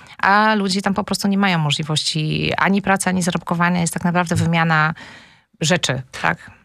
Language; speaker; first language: Polish; native; Polish